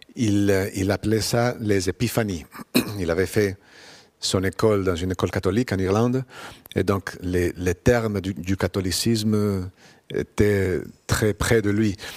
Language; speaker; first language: French; non-native, fluent; Spanish